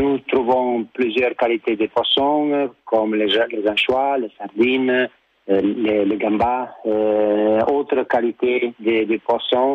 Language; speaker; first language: French; non-native, learner; Italian